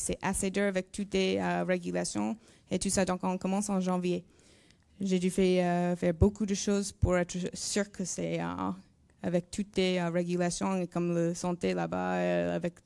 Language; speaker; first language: French; non-native, learner; English